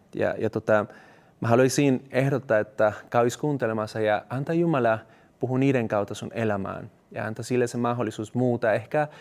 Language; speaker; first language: Finnish; non-native, fluent; Spanish